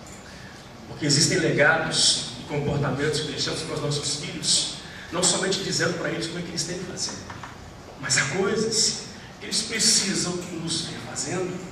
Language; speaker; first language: Portuguese; native; Portuguese